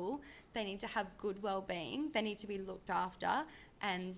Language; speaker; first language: English; native; English